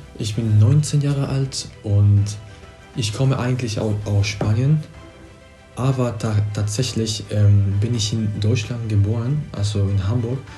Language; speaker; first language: German; non-native, fluent; Spanish